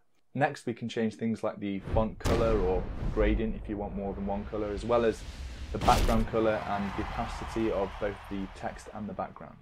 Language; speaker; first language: English; native; English